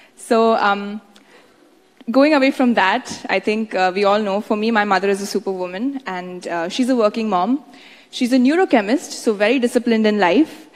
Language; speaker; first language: English; non-native, local second language; Hindi